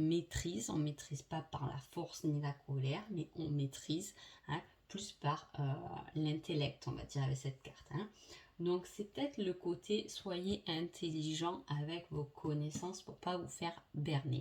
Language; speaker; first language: French; native; French